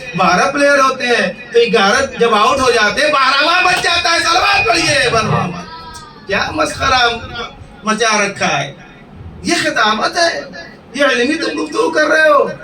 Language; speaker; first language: Urdu; native; Urdu